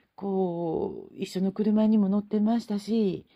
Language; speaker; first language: Japanese; native; Japanese